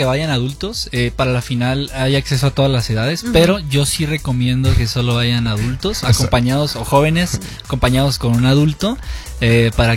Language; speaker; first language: Spanish; native; Spanish